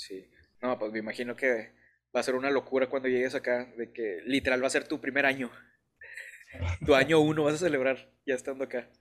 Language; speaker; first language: Spanish; native; Spanish